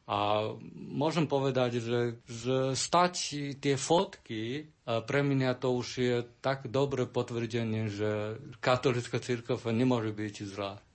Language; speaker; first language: Slovak; non-native, learner; Chinese